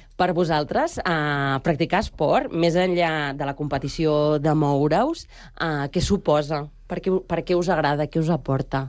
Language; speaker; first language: Catalan; native; Catalan